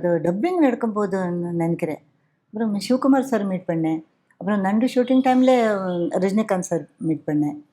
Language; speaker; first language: Tamil; non-native, fluent; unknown